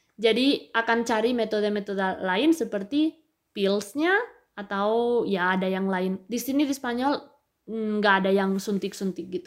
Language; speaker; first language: Indonesian; non-native, fluent; Spanish